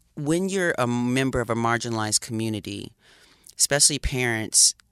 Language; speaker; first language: English; native; English